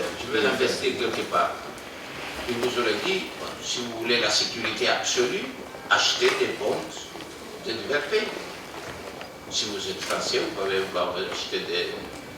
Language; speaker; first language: French; non-native, fluent; Greek